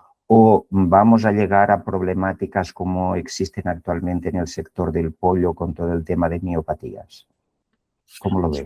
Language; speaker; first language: Spanish; native; Spanish